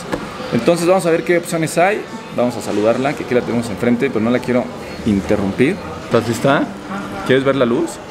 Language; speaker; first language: Spanish; native; Spanish